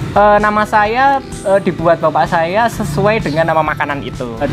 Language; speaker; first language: Indonesian; non-native, local second language; Javanese